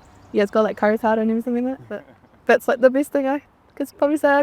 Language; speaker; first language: English; native; English